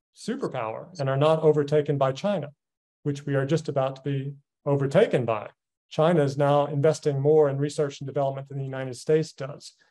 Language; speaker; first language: English; native; English